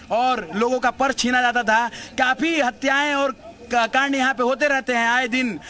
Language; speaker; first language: Hindi; native; Hindi